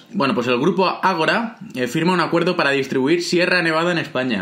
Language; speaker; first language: Spanish; native; Spanish